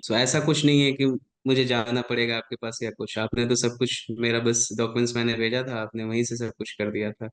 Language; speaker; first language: Hindi; native; Hindi